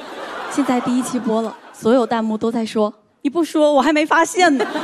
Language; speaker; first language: Chinese; native; Chinese